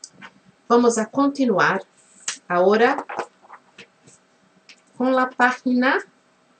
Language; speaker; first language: Spanish; non-native, fluent; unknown